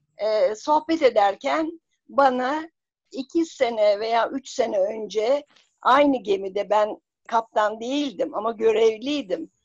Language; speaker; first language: Turkish; native; Turkish